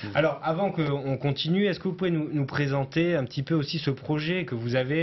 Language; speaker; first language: French; native; French